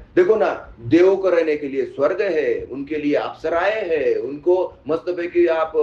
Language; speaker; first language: Hindi; non-native, local second language; Marathi